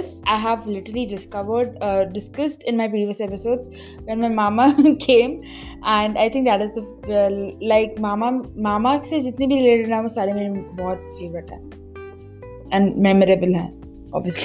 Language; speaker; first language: English; non-native, local second language; Maithili